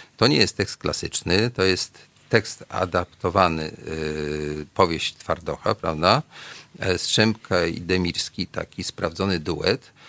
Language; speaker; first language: Polish; native; Polish